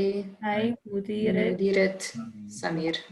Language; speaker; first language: Arabic; non-native, learner; Dutch